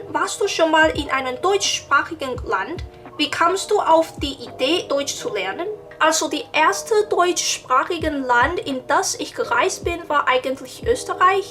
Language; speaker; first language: German; non-native, learner; Chinese